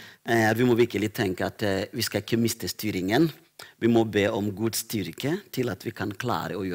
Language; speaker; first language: Norwegian; non-native, fluent; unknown